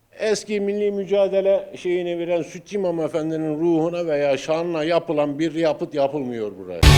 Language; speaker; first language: Turkish; native; Turkish